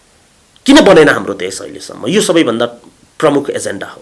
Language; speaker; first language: Nepali; native; Nepali